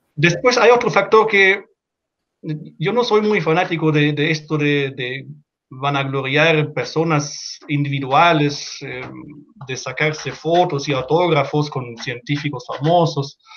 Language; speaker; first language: Spanish; non-native, fluent; German